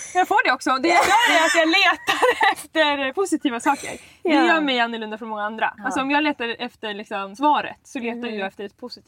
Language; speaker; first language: Swedish; native; Swedish